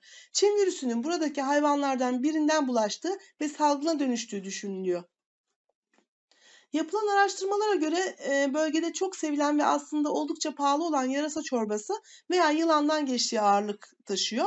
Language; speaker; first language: Turkish; native; Turkish